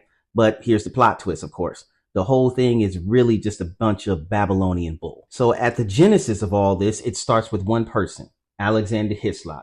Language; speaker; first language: English; native; English